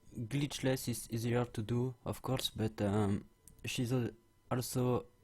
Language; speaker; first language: English; non-native, fluent; French